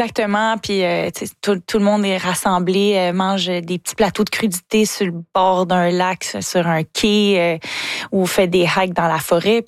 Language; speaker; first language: French; native; French